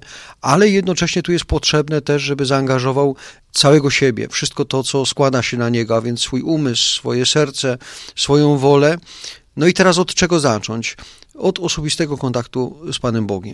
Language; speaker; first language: Polish; native; Polish